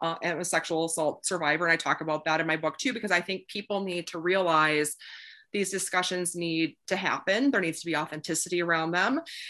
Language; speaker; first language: English; native; English